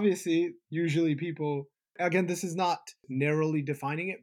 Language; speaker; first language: English; native; English